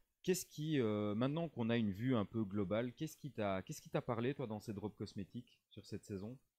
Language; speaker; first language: French; native; French